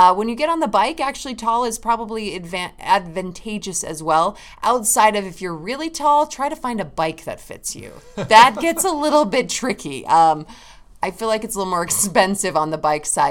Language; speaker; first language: English; native; English